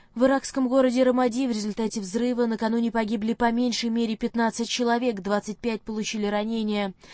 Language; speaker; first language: Russian; native; Russian